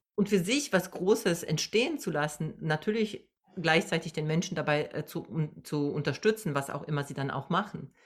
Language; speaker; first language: German; non-native, fluent; Polish